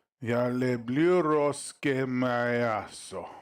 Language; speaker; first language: Russian; non-native, learner; English